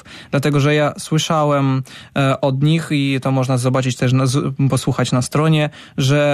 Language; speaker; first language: Polish; non-native, fluent; Ukrainian